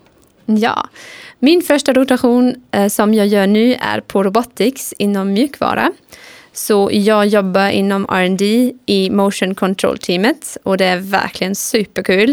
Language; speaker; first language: Swedish; non-native, fluent; German